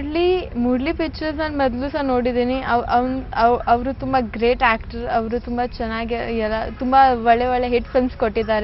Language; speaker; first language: Kannada; early bilingual, heritage; Kannada